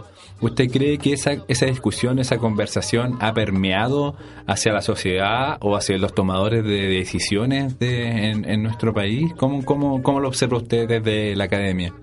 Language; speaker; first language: Spanish; native; Spanish